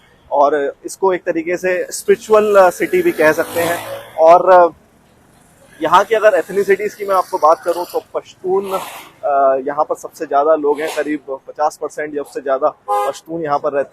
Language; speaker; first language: Hindi; native; Hindi